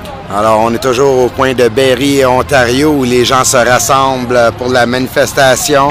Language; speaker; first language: French; native; French